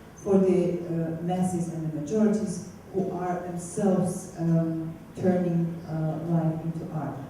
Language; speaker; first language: English; non-native, fluent; Russian